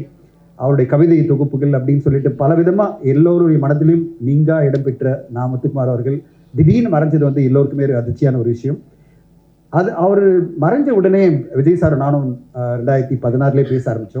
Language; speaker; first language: Tamil; native; Tamil